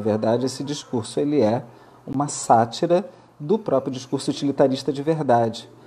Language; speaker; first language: Portuguese; native; Portuguese